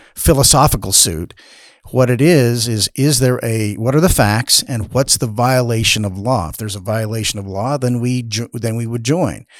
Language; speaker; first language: English; native; English